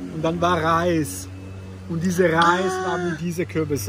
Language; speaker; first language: German; non-native, fluent; Italian